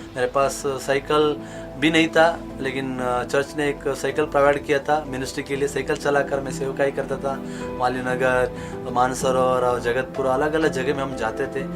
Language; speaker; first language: Hindi; non-native, local second language; Kannada